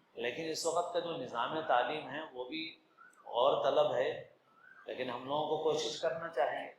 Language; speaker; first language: Urdu; native; Urdu